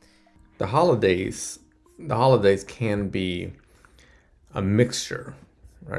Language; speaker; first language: English; native; English